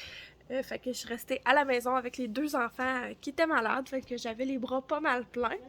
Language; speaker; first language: French; native; French